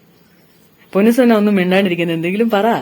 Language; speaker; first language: Malayalam; native; Malayalam